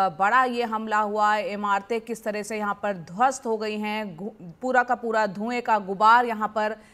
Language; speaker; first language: Hindi; native; Hindi